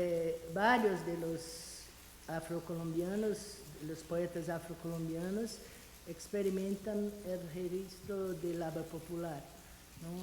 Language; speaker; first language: Spanish; non-native, fluent; Portuguese